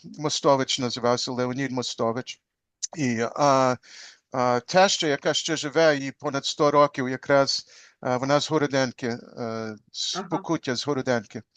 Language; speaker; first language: Ukrainian; early bilingual, heritage; Ukrainian